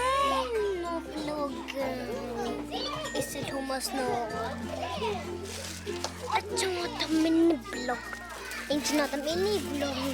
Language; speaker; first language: Mongolian; early bilingual, heritage; Mongolian